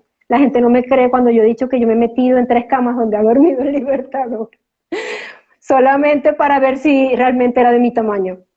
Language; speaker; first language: Spanish; native; Spanish